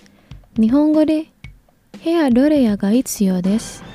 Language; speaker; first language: Japanese; non-native, fluent; Indonesian